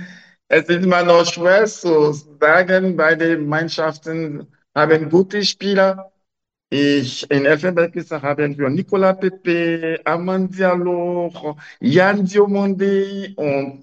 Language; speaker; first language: German; non-native, learner; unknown